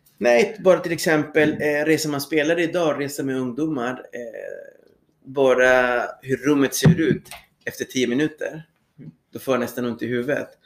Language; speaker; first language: Swedish; non-native, fluent; Spanish